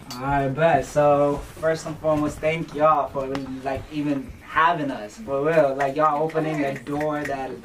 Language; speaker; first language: English; early bilingual, other home language; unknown